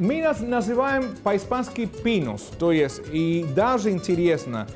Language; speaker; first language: Russian; non-native, fluent; Spanish